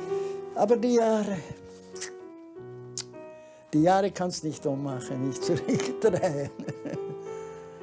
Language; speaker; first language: German; early bilingual, heritage; German